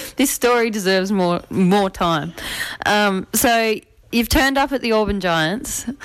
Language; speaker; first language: English; native; English